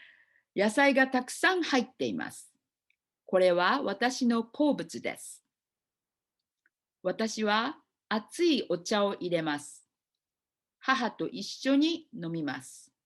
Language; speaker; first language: Japanese; non-native, fluent; English